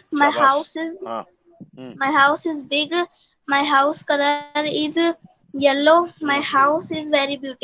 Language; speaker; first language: English; non-native, learner; Hindi